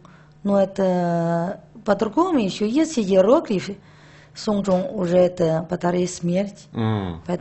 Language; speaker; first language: Russian; non-native, learner; Chinese